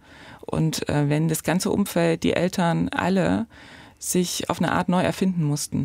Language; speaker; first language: German; native; German